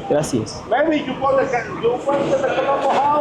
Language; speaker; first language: English; non-native, learner; Spanish